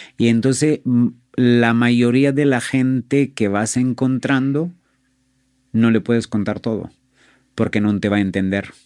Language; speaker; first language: Spanish; non-native, fluent; Italian